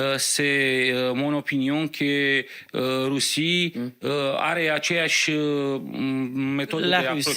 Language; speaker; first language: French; non-native, fluent; Romanian